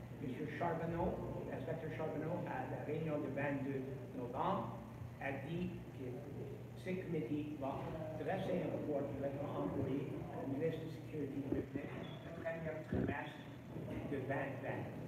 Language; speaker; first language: French; non-native, fluent; English